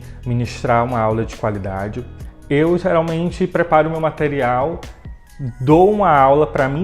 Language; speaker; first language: Portuguese; native; Portuguese